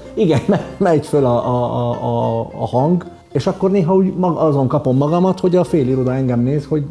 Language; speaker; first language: Hungarian; early bilingual, other home language; Arabic